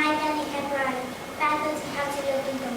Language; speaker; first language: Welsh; non-native, learner; English